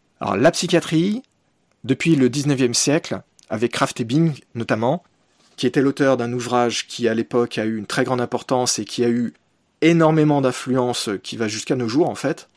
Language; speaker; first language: French; native; French